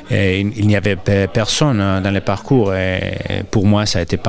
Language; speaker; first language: French; non-native, fluent; Spanish